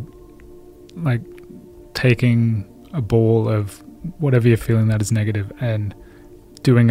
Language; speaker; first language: English; native; English